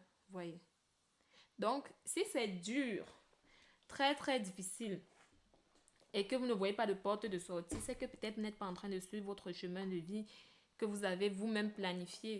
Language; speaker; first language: French; native; French